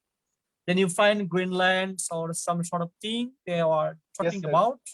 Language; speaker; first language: English; non-native, fluent; Bangla